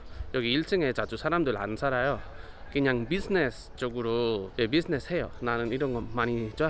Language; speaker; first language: Korean; non-native, learner; Spanish